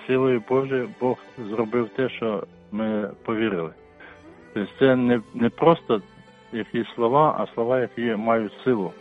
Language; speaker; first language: Ukrainian; non-native, local second language; Russian